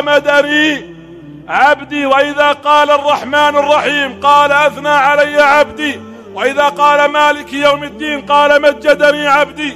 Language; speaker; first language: Arabic; native; Arabic